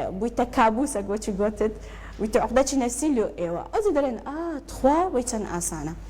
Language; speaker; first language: Central Kurdish; early bilingual, heritage; Central Kurdish